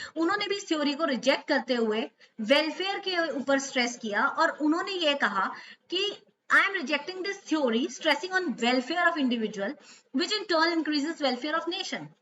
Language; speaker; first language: Hindi; native; Hindi